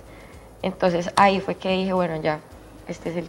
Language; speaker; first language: Spanish; native; Spanish